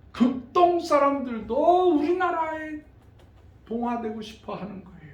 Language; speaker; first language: Korean; native; Korean